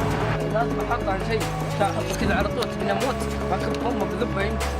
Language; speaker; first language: Arabic; native; Arabic